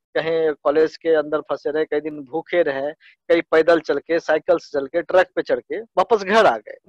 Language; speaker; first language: Hindi; native; Hindi